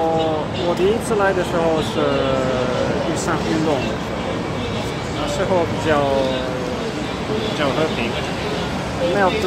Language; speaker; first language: Chinese; non-native, learner; Italian